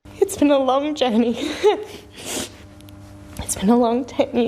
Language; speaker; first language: English; native; English